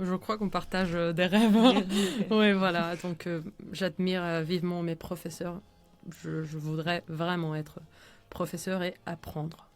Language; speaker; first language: French; non-native, fluent; Spanish